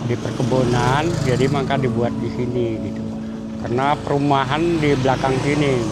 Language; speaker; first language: Indonesian; non-native, local second language; Balinese